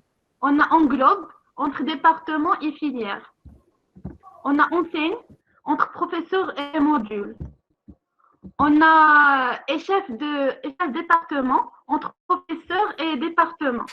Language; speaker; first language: French; non-native, local second language; Arabic